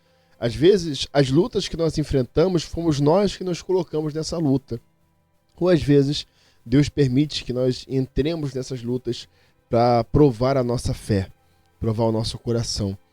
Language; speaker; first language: Portuguese; native; Portuguese